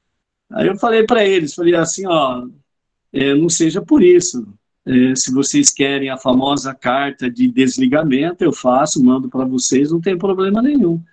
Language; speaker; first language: Portuguese; native; Portuguese